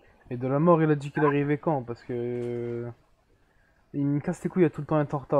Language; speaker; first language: French; native; French